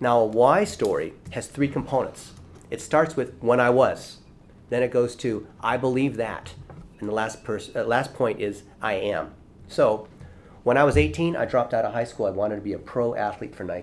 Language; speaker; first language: English; early bilingual, other home language; Chinese